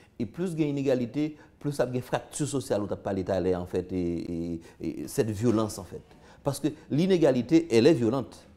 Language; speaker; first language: French; non-native, local second language; Haitian Creole